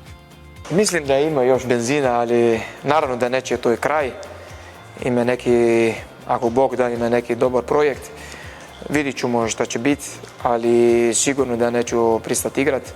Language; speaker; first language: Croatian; non-native, learner; Arabic